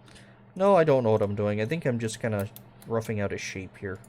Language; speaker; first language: English; native; English